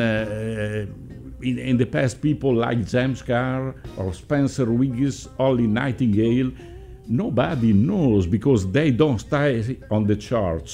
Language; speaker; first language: English; non-native, learner; Italian